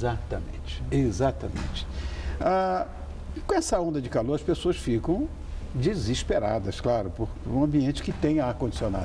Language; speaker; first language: Portuguese; native; Portuguese